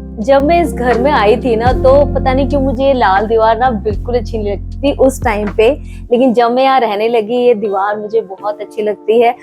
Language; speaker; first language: Hindi; native; Hindi